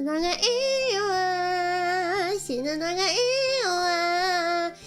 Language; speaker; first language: Japanese; non-native, learner; English